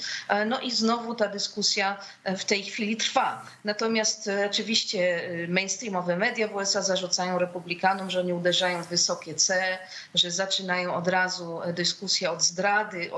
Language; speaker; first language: Polish; native; Polish